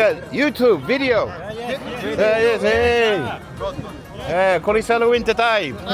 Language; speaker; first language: Arabic; non-native, learner; English